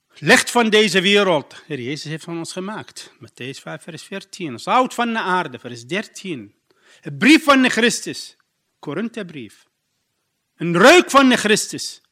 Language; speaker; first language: Dutch; non-native, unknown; Arabic